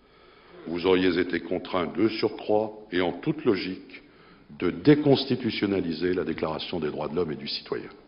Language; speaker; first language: French; native; French